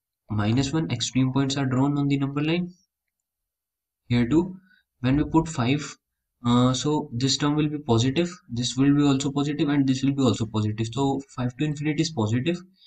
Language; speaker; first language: English; non-native, local second language; Hindi